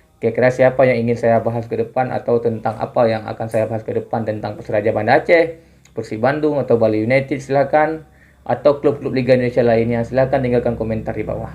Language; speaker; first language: Indonesian; non-native, local second language; Achinese